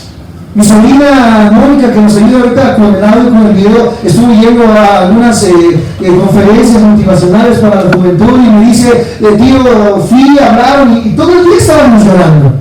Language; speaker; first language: Spanish; native; Spanish